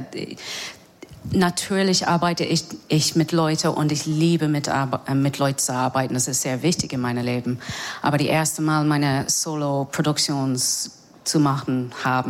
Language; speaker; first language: German; non-native, fluent; English